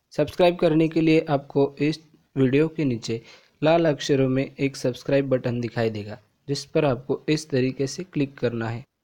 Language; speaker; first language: Hindi; non-native, local second language; Marathi